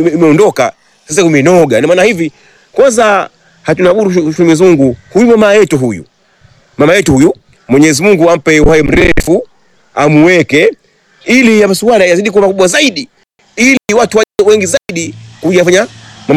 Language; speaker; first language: Swahili; native; Swahili